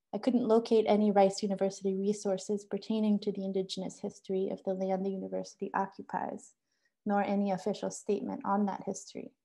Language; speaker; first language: English; native; English